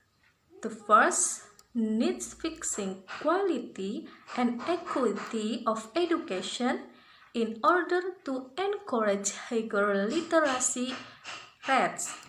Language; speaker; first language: English; non-native, learner; Indonesian